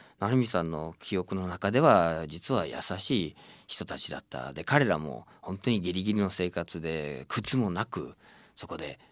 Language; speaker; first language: Japanese; non-native, fluent; English